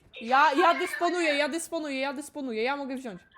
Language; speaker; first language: Polish; native; Polish